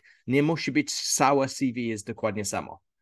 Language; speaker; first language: Polish; non-native, learner; English